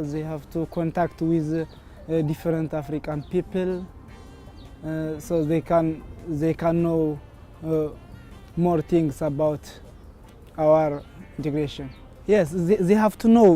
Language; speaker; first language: English; non-native, learner; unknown